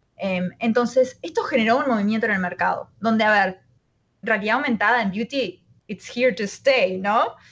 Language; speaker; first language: Spanish; native; Spanish